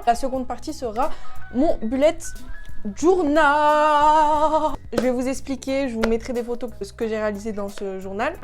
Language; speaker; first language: French; native; French